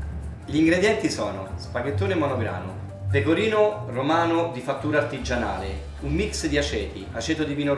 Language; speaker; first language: Italian; native; Italian